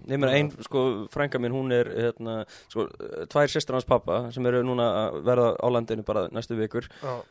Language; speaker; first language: Icelandic; early bilingual, heritage; Icelandic